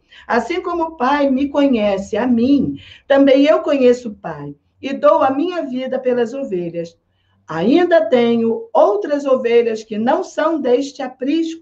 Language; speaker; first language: Portuguese; native; Portuguese